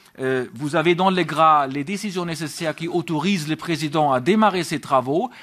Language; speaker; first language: French; non-native, fluent; German